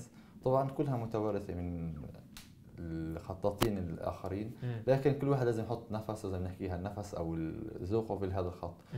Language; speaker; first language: Arabic; native; Arabic